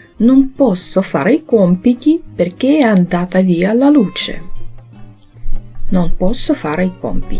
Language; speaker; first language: Italian; non-native, fluent; Ukrainian